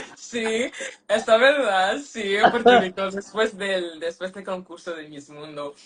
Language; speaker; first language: Spanish; non-native, learner; French